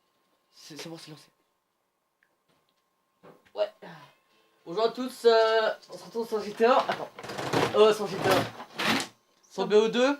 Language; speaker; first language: French; native; French